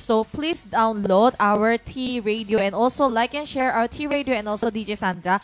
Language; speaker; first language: English; non-native, fluent; Korean